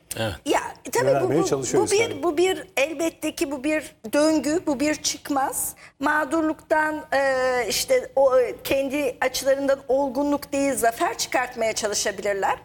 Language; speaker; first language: Turkish; native; Turkish